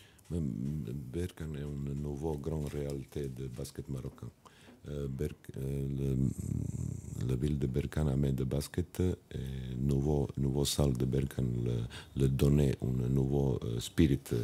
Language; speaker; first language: French; non-native, learner; Italian